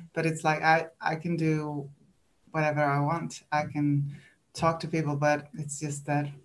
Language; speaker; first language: English; non-native, fluent; Swedish